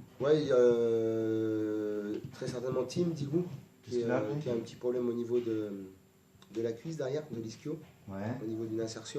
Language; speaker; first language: French; native; French